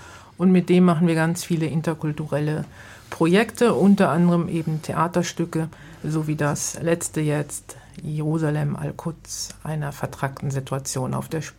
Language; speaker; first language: German; native; German